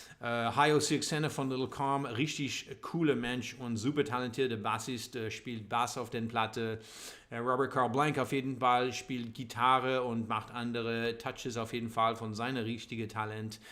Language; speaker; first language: German; non-native, learner; English